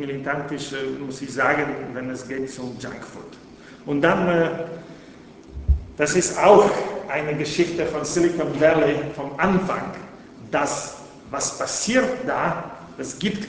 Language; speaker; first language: German; non-native, fluent; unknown